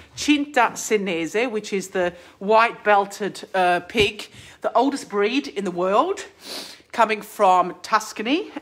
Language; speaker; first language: English; native; English